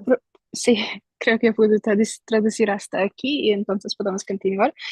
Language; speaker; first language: Spanish; non-native, learner; Russian